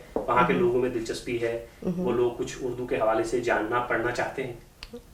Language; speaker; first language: Urdu; native; Urdu